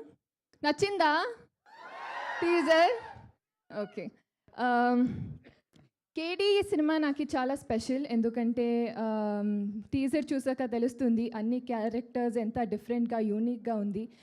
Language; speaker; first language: Telugu; non-native, learner; Kannada